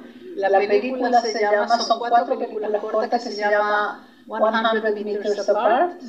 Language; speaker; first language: Spanish; non-native, fluent; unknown